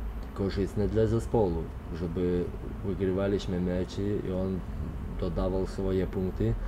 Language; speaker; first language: Polish; non-native, fluent; Lithuanian